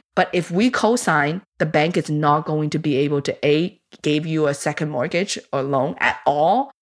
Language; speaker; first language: English; early bilingual, other home language; Chinese